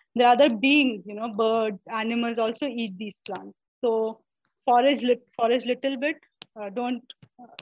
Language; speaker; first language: English; non-native, local second language; Malayalam